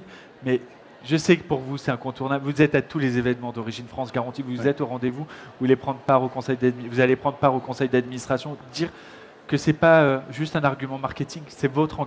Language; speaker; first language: French; native; French